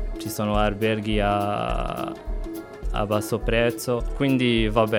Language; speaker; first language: Italian; non-native, fluent; Arabic